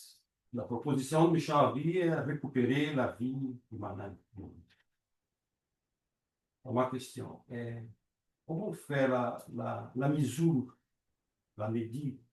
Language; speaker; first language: French; non-native, learner; Portuguese